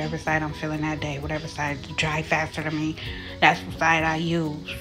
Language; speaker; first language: English; native; English